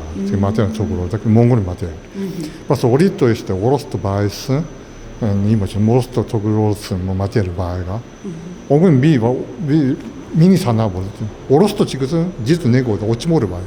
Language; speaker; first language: Mongolian; non-native, fluent; Japanese